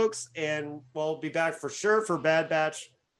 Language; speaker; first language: English; native; English